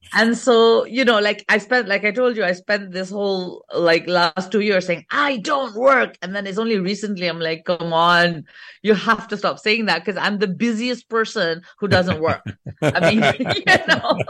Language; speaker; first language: English; native; English